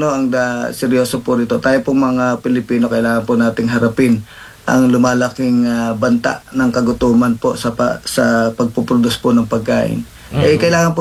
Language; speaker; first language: Filipino; native; Filipino